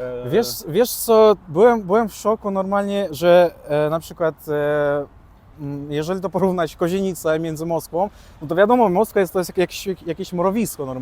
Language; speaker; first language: Polish; early bilingual, other home language; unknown